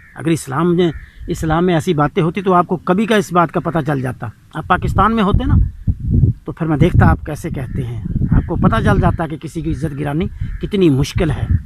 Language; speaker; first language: Urdu; native; Urdu